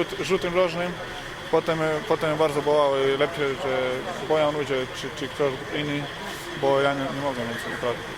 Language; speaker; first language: Polish; non-native, learner; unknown